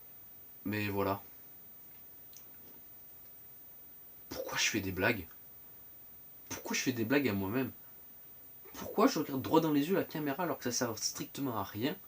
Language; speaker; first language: French; native; French